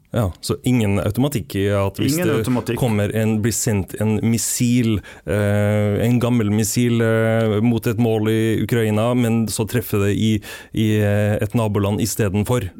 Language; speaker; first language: Norwegian; native; Norwegian